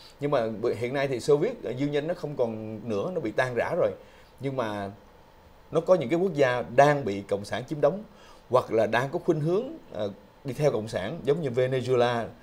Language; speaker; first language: Vietnamese; native; Vietnamese